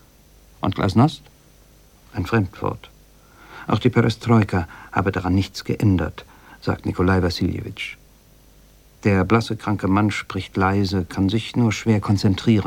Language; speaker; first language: German; native; German